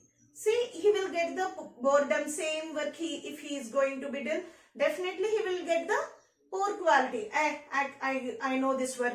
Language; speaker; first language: English; non-native, local second language; Telugu